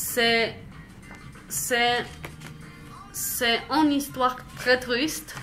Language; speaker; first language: French; non-native, fluent; Spanish